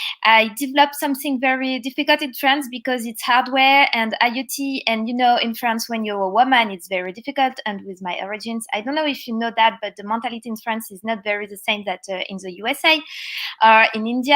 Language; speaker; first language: English; non-native, learner; French